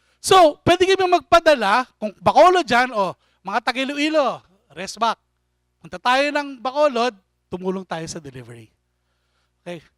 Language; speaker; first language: Filipino; native; Filipino